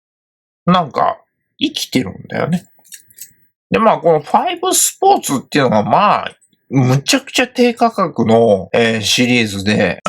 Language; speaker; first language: Japanese; native; Japanese